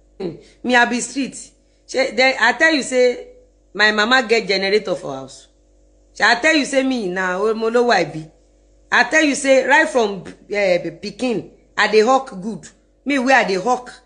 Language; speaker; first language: Nigerian Pidgin; non-native, local second language; Yoruba